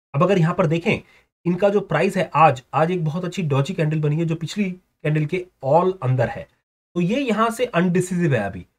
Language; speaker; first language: Hindi; native; Hindi